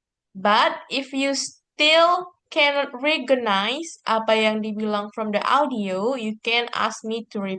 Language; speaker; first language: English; non-native, fluent; Indonesian